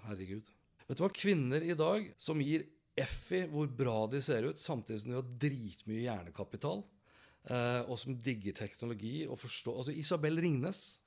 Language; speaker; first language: Norwegian; native; Norwegian